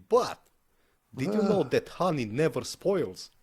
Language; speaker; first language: English; non-native, fluent; Romanian